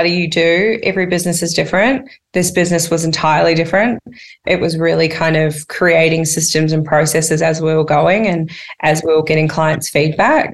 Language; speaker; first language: English; native; English